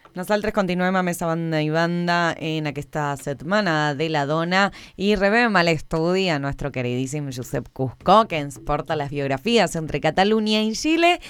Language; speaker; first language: Catalan; non-native, fluent; Spanish